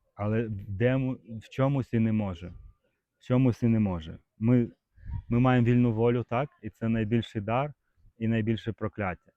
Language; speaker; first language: Ukrainian; native; Ukrainian